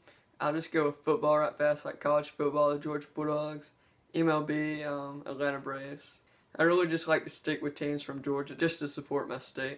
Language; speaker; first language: English; native; English